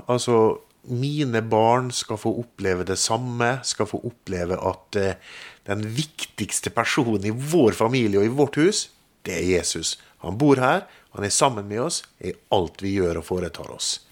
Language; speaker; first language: Norwegian; native; Norwegian